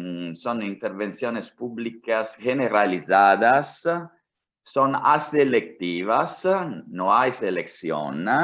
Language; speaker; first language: Spanish; non-native, fluent; Italian